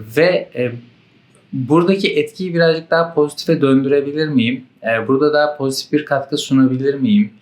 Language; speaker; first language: Turkish; native; Turkish